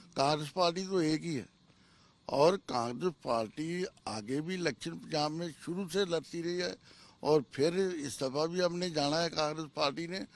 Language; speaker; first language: Hindi; non-native, local second language; Punjabi